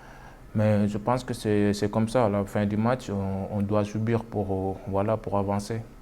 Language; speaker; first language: French; non-native, local second language; Wolof